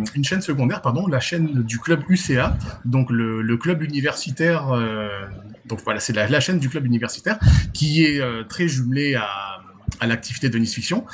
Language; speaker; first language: French; native; French